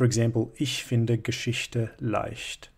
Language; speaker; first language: German; non-native, fluent; English